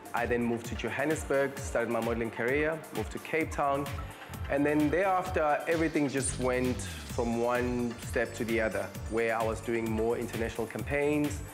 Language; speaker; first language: English; non-native, local second language; Zulu